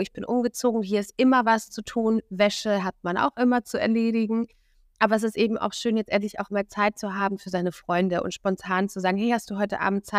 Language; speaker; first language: German; native; German